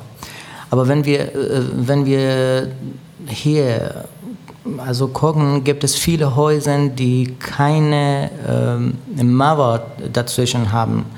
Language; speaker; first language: German; non-native, learner; Persian